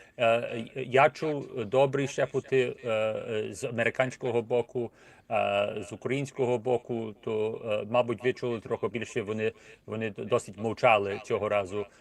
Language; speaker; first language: Ukrainian; early bilingual, heritage; Ukrainian